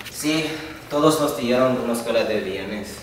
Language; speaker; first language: Spanish; non-native, learner; English